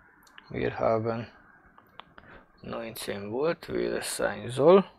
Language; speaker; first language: German; non-native, fluent; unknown